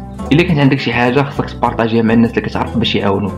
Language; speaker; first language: Arabic; native; Arabic